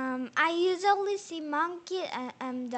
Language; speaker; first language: English; non-native, learner; Korean